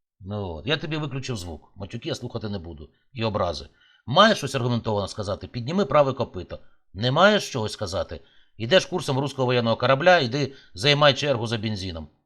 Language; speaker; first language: Ukrainian; native; Ukrainian